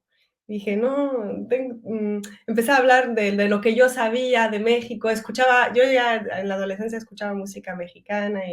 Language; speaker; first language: Spanish; early bilingual, heritage; French